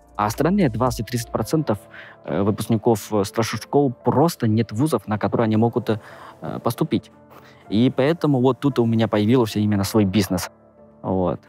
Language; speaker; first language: Russian; non-native, fluent; Chinese